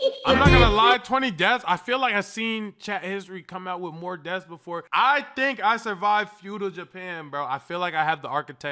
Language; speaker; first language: English; native; English